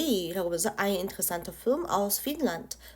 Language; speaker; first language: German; non-native, fluent; Korean